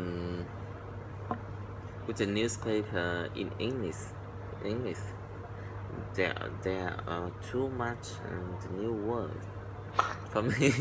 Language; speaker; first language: English; non-native, learner; Vietnamese